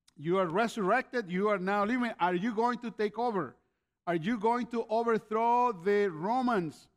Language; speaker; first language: English; non-native, fluent; Spanish